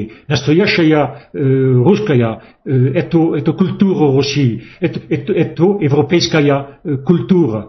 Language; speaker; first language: Russian; non-native, fluent; French